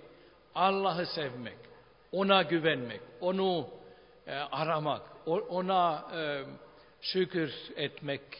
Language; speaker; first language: Turkish; non-native, fluent; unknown